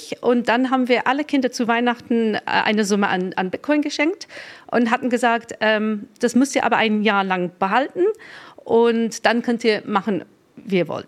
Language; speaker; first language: German; non-native, fluent; English